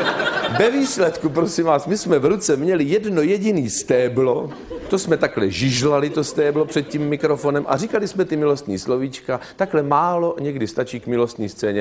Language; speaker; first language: Czech; native; Czech